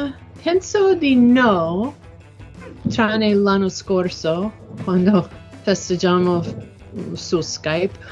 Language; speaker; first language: Italian; non-native, learner; English